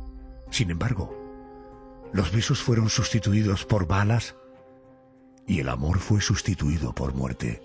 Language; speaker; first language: Spanish; native; Spanish